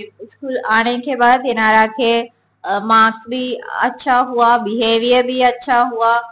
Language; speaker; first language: Hindi; non-native, learner; Sinhala